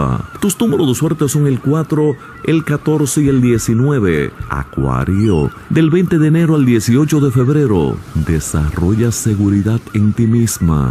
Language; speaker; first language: Spanish; native; Spanish